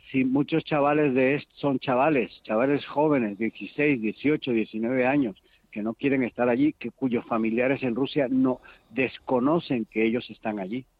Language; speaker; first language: Spanish; native; Spanish